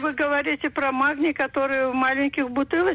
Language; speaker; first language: Russian; native; Russian